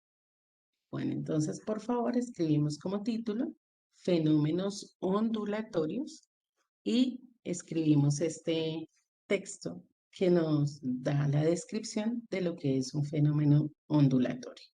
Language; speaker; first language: Spanish; native; Spanish